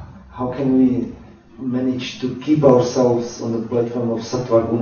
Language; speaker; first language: English; non-native, fluent; Czech